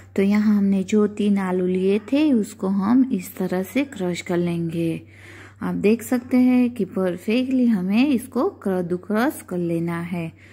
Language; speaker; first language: Hindi; non-native, local second language; Gujarati